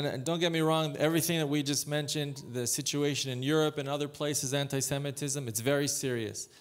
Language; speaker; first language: English; native; English